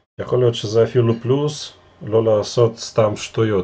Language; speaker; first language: Hebrew; non-native, fluent; Russian